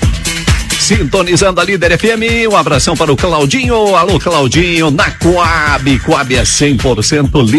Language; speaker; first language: Portuguese; native; Portuguese